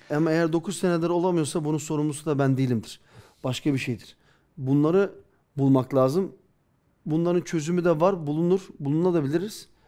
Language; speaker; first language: Turkish; early bilingual, heritage; Turkish